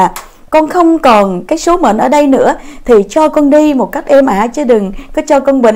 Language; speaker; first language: Vietnamese; native; Vietnamese